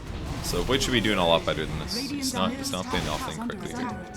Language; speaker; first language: English; native; English